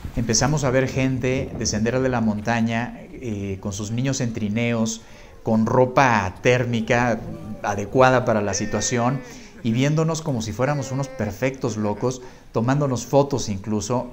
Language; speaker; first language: Spanish; native; Spanish